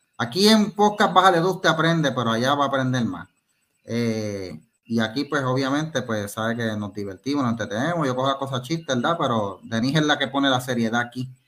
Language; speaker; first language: Spanish; native; Spanish